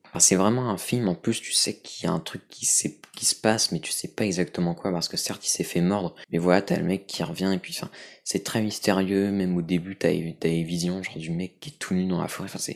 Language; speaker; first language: French; native; French